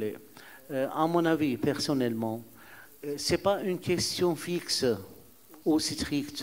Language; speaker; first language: French; non-native, fluent; Arabic